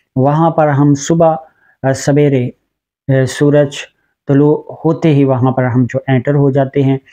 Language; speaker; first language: Urdu; non-native, local second language; Punjabi